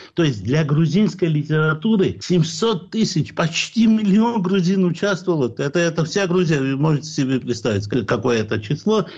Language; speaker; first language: Russian; non-native, local second language; Georgian